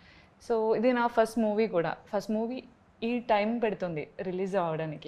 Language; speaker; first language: Telugu; non-native, learner; Malayalam